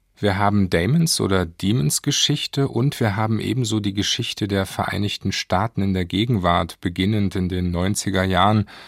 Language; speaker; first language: German; native; German